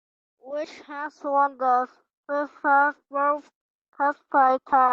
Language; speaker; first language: English; non-native, learner; Vietnamese